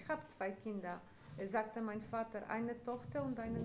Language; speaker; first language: German; non-native, fluent; Polish